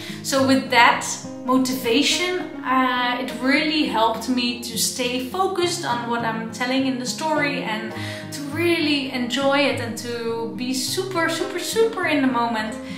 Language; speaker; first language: English; non-native, fluent; Dutch